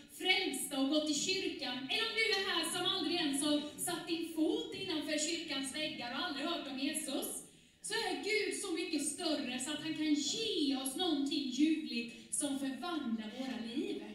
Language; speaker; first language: Swedish; native; Swedish